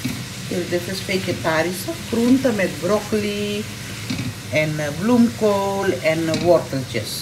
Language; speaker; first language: Dutch; non-native, local second language; Caribbean Hindustani